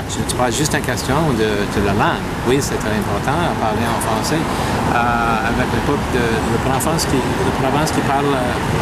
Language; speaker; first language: French; non-native, learner; English